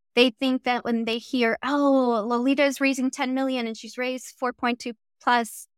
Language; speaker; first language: English; native; English